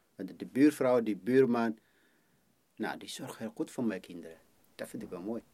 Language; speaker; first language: Dutch; non-native, fluent; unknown